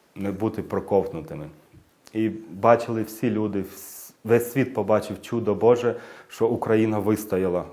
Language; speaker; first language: Ukrainian; native; Ukrainian